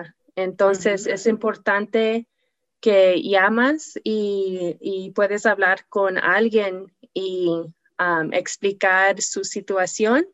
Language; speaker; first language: Spanish; non-native, learner; English